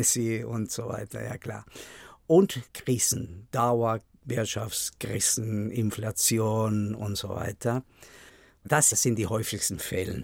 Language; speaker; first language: German; non-native, fluent; Spanish